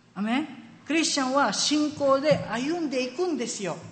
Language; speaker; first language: Japanese; non-native, fluent; Filipino